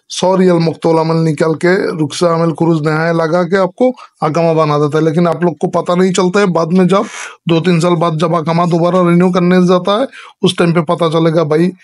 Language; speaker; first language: Hindi; non-native, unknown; Bangla